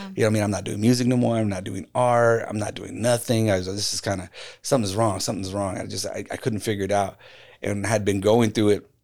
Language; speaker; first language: English; native; English